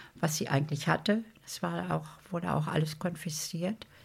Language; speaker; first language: German; native; German